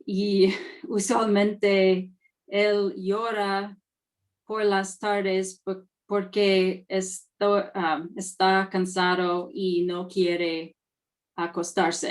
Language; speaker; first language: Spanish; non-native, learner; English